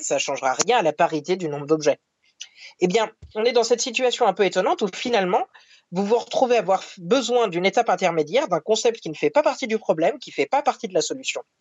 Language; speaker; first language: French; native; French